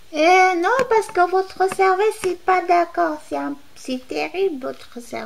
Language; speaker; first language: French; non-native, learner; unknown